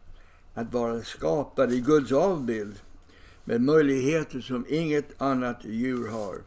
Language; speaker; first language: Swedish; non-native, fluent; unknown